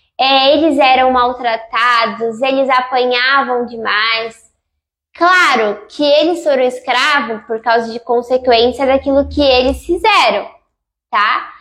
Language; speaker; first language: Portuguese; native; Portuguese